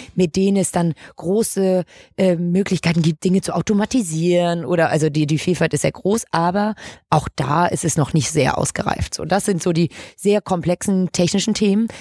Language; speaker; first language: German; native; German